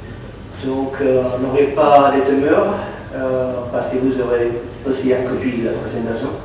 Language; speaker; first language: French; non-native, fluent; Catalan